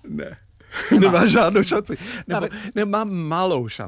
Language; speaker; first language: Czech; non-native, fluent; English